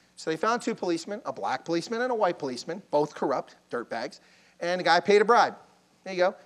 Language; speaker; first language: English; native; English